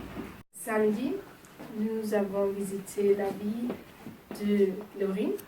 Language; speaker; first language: French; non-native, learner; German